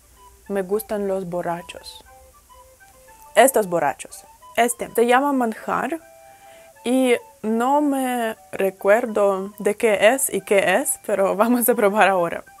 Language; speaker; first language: Spanish; non-native, fluent; Russian